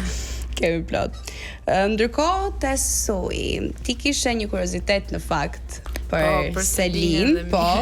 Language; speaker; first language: Albanian; native; Albanian